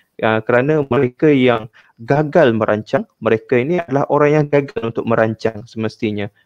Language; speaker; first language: Malay; native; Malay